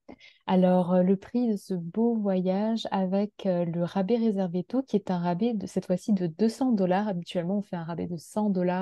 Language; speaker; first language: French; native; French